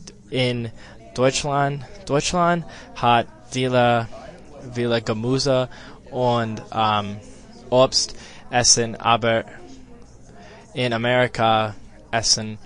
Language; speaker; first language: German; non-native, learner; English